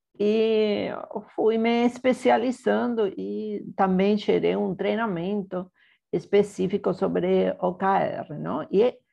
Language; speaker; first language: Portuguese; non-native, fluent; Spanish